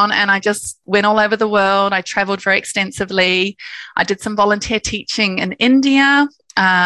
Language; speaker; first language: English; native; English